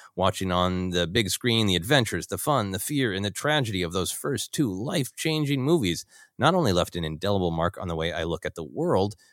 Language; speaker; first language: English; native; English